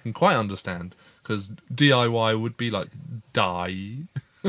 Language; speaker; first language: English; native; English